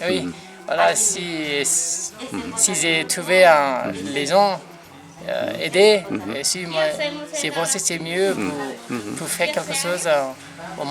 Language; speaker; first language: French; non-native, learner; Nepali